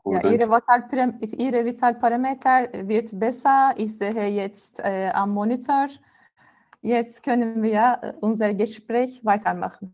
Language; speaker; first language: German; non-native, learner; Turkish